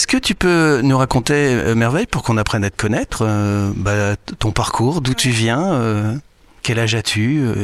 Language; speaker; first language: French; native; French